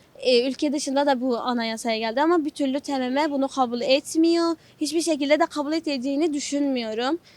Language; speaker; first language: Turkish; non-native, local second language; Kurdish